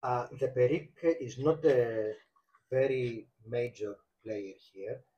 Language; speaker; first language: English; non-native, fluent; Greek